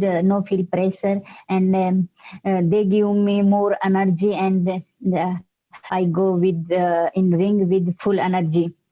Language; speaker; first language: English; non-native, learner; Hindi